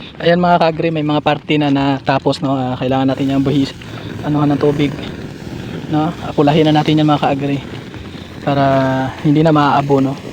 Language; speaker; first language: Filipino; non-native, local second language; Cebuano